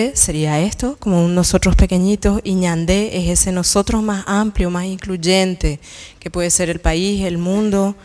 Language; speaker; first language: Spanish; native; Spanish